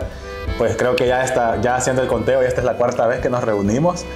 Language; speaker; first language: Spanish; native; Spanish